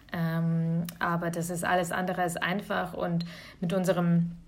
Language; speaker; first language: German; early bilingual, other home language; Russian